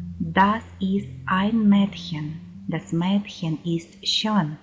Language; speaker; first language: German; non-native, fluent; Ukrainian